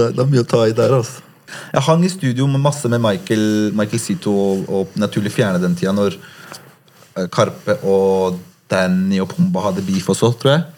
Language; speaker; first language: Norwegian; early bilingual, other home language; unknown